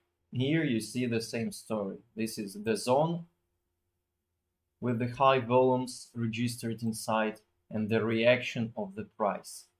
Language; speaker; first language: English; non-native, fluent; Russian